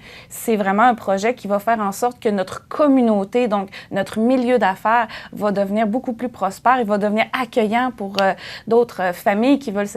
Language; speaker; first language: French; native; French